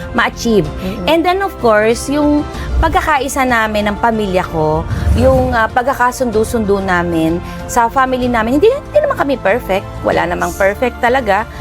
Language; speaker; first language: Filipino; native; Filipino